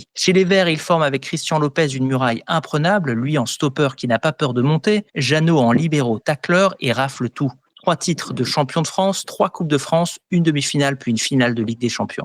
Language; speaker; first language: French; native; French